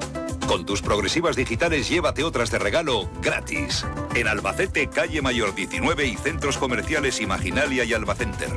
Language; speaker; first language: Spanish; native; Spanish